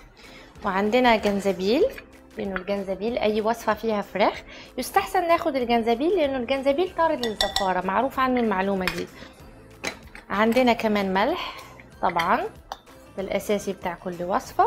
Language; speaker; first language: Arabic; native; Arabic